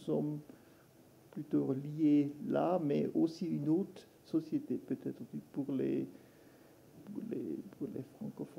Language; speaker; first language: French; non-native, local second language; German